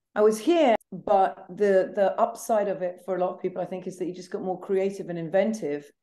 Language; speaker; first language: English; native; English